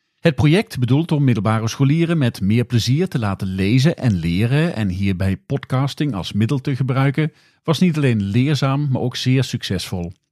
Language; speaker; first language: Dutch; native; Dutch